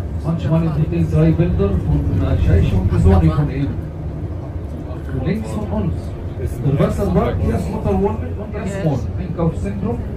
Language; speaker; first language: German; non-native, fluent; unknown